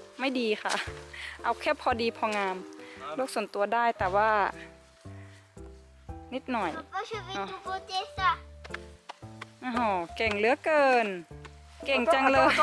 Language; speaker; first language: Thai; native; Thai